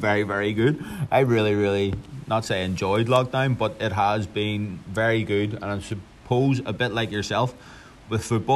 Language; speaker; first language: English; native; English